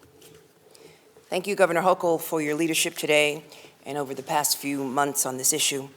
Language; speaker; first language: English; native; English